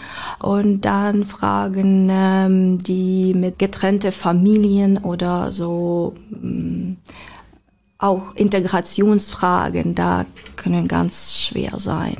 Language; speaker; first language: German; non-native, learner; Ukrainian